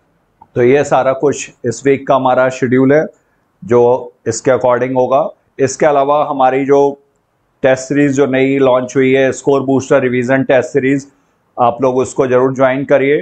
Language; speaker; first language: Hindi; native; Hindi